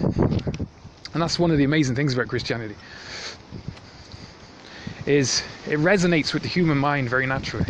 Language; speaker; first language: English; native; English